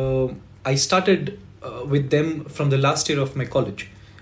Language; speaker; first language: English; non-native, local second language; Marathi